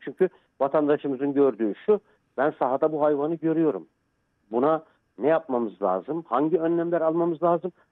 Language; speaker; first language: Turkish; native; Turkish